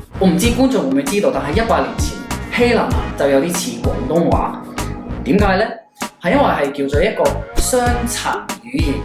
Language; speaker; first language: Cantonese; non-native, fluent; English